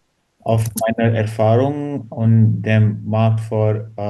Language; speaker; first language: German; non-native, learner; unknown